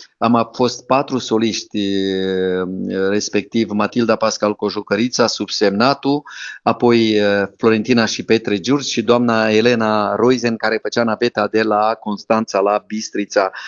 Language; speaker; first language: Romanian; native; Romanian